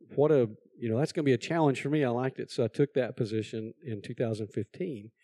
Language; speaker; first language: English; native; English